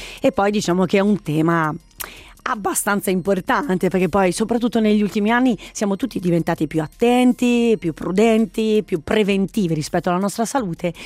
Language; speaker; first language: Italian; native; Italian